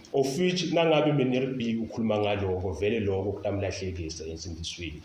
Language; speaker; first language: Zulu; non-native, local second language; Swati